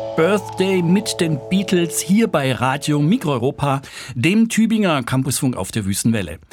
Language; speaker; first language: German; native; German